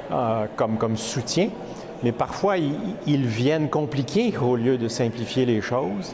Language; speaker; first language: French; native; French